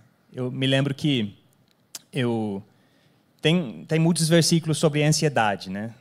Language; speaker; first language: Portuguese; non-native, fluent; English